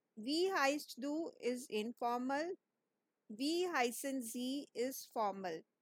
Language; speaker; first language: German; non-native, fluent; Hindi